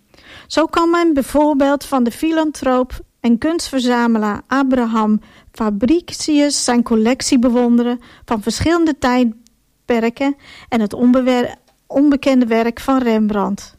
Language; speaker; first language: Dutch; non-native, fluent; Ukrainian